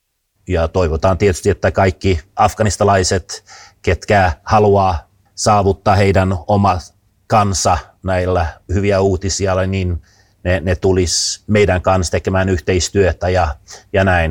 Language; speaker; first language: Finnish; non-native, fluent; Swedish